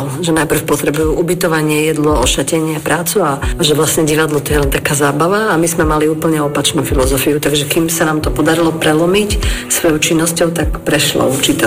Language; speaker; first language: Slovak; native; Slovak